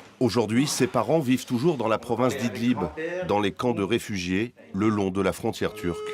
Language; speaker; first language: French; native; French